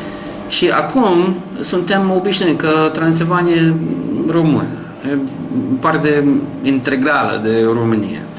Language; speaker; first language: Romanian; non-native, learner; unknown